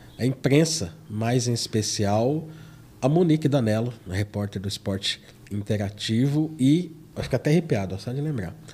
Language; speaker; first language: Portuguese; native; Portuguese